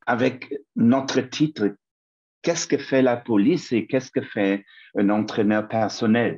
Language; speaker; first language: French; non-native, fluent; German